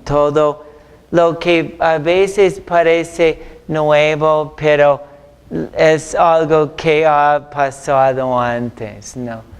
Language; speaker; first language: Spanish; non-native, fluent; English